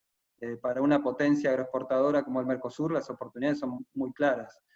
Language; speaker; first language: Spanish; native; Spanish